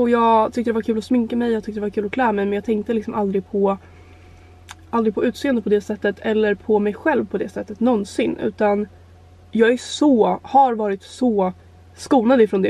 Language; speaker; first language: Swedish; native; Swedish